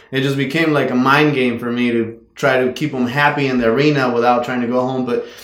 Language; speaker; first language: English; non-native, fluent; Spanish